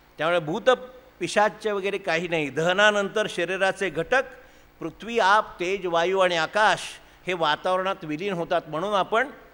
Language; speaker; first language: Marathi; native; Marathi